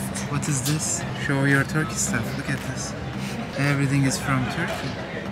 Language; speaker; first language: English; non-native, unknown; Turkish